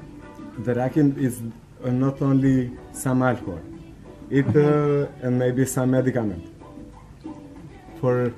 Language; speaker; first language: English; non-native, learner; Albanian